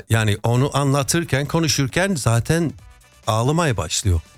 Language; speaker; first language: Turkish; non-native, fluent; English